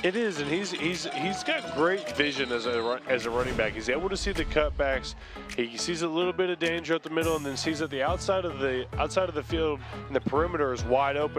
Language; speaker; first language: English; native; English